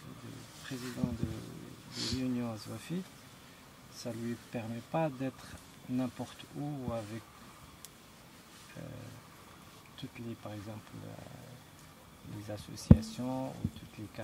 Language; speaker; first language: French; non-native, local second language; Arabic